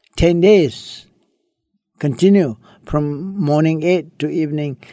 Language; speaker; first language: English; early bilingual, other home language; Chinese